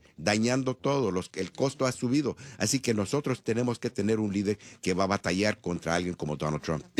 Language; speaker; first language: Spanish; early bilingual, heritage; Spanish